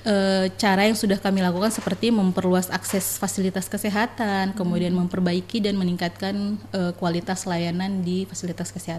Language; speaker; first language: Indonesian; native; Indonesian